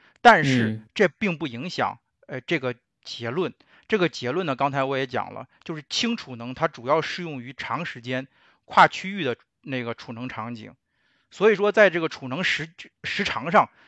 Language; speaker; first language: Chinese; native; Chinese